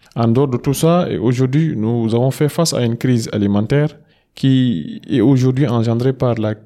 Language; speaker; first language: French; non-native, local second language; Fula